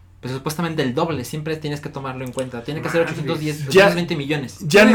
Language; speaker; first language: Spanish; native; Spanish